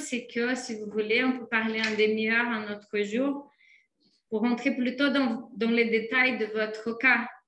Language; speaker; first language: French; non-native, fluent; Portuguese